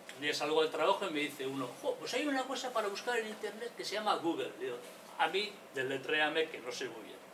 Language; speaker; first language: Spanish; non-native, local second language; Basque